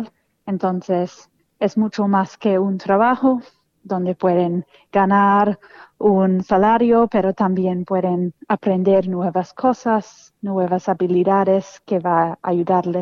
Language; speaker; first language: Spanish; non-native, fluent; English